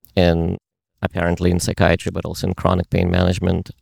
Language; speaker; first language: English; early bilingual, other home language; Russian